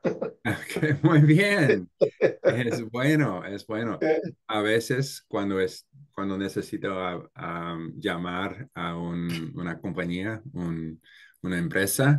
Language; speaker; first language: Spanish; non-native, fluent; English